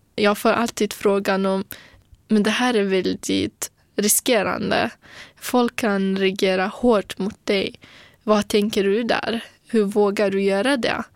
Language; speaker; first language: Swedish; non-native, fluent; Kurdish